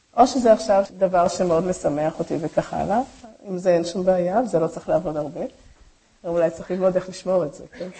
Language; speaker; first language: Hebrew; native; Hebrew